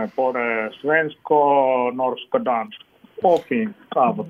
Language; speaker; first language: Swedish; non-native, local second language; Finnish